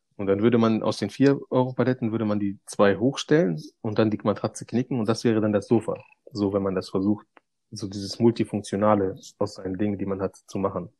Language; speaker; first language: German; early bilingual, other home language; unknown